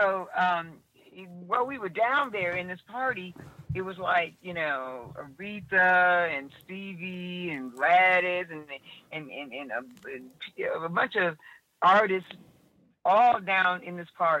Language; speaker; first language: English; native; English